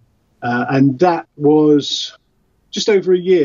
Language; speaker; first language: English; native; English